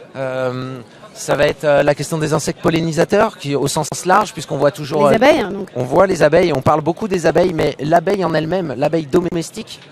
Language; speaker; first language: French; native; French